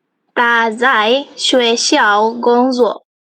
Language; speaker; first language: Chinese; non-native, learner; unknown